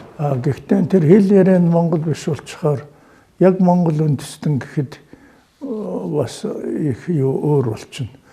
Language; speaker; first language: Mongolian; native; Mongolian